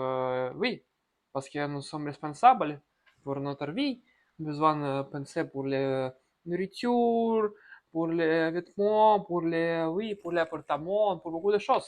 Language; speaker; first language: French; non-native, learner; Russian